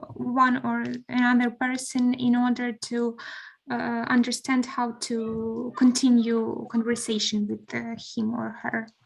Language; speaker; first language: English; non-native, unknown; Ukrainian